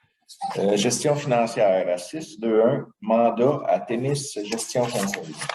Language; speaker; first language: French; native; French